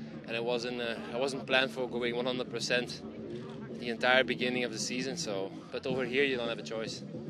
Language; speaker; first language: English; non-native, fluent; Dutch